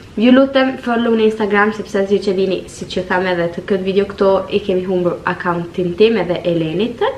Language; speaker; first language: Albanian; early bilingual, heritage; Albanian